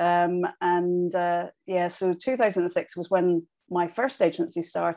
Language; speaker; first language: English; native; English